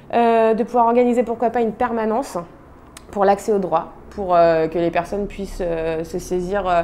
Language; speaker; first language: French; native; French